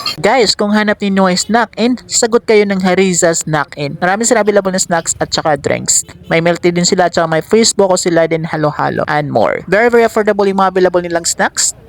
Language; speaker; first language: Filipino; non-native, local second language; Maranao